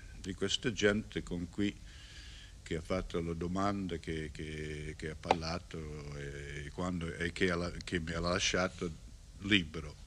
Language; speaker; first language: Italian; non-native, learner; English